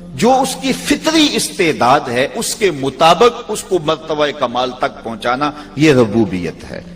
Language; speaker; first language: Urdu; non-native, local second language; Punjabi